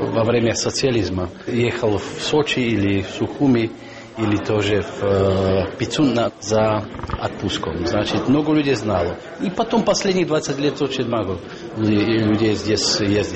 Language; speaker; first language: Russian; non-native, fluent; Slovak